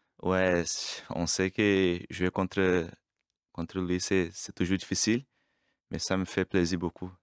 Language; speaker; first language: French; non-native, learner; Portuguese